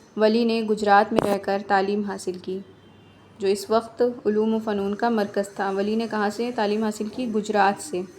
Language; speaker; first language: Urdu; native; Urdu